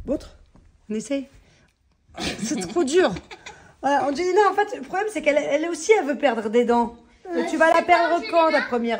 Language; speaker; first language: French; native; French